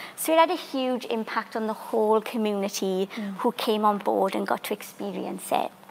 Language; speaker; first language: English; native; English